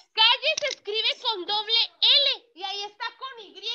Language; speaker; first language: Spanish; native; Spanish